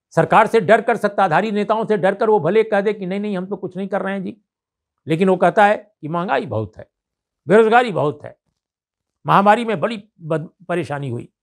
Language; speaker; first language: Hindi; native; Hindi